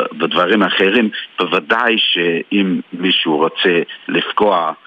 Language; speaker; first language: Hebrew; non-native, fluent; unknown